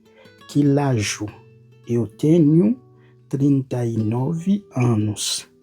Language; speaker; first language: Portuguese; non-native, learner; Haitian Creole